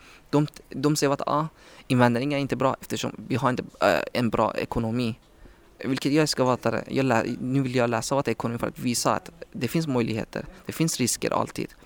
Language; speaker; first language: Swedish; non-native, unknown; Persian